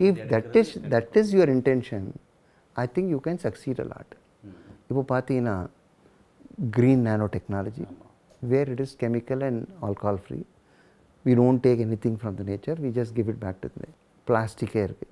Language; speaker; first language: English; non-native, local second language; Tamil